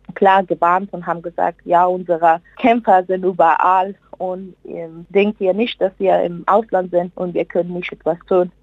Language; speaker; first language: German; non-native, fluent; Persian